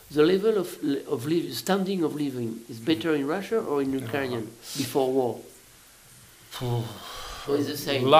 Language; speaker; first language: English; non-native, learner; French